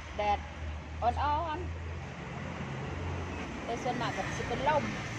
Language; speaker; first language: Thai; native; Thai